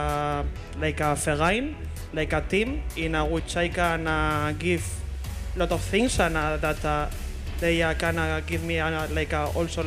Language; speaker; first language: English; non-native, fluent; Spanish